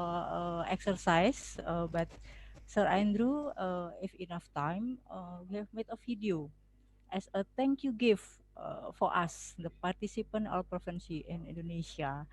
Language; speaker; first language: English; non-native, local second language; Javanese